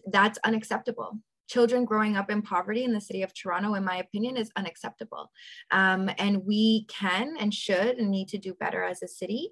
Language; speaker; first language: English; native; English